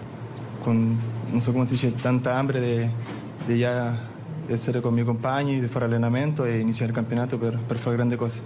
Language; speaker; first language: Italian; non-native, learner; Spanish